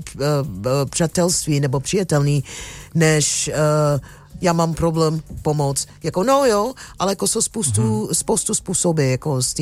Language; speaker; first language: Czech; non-native, fluent; English